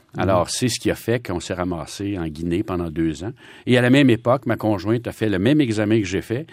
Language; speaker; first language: French; native; French